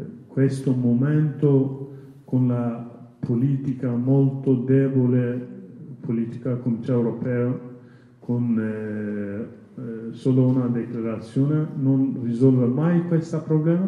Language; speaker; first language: Italian; non-native, learner; Kurdish